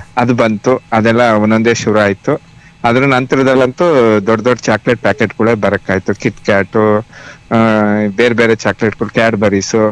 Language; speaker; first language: Kannada; native; Kannada